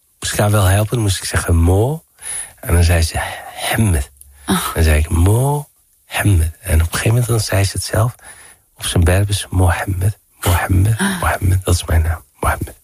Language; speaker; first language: Dutch; early bilingual, other home language; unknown